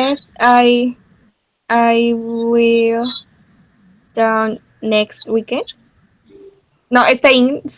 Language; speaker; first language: English; non-native, learner; Spanish